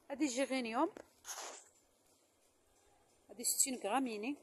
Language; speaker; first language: Arabic; native; Arabic